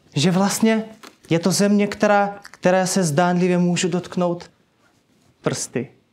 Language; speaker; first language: Czech; non-native, fluent; Russian